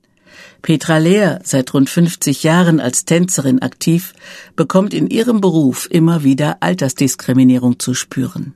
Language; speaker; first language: German; native; German